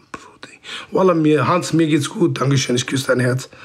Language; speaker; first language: German; non-native, fluent; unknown